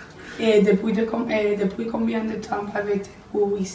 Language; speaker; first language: French; non-native, learner; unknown